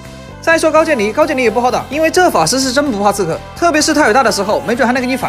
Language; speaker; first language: Chinese; native; Chinese